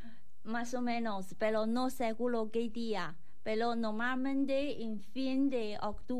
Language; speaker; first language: Spanish; non-native, learner; Chinese